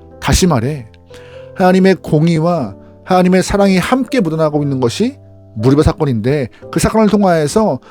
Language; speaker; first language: Korean; native; Korean